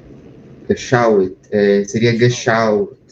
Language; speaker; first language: German; non-native, learner; Portuguese